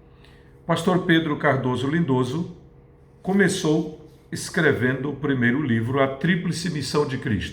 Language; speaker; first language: Portuguese; native; Portuguese